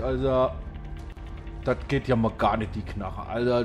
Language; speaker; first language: German; native; German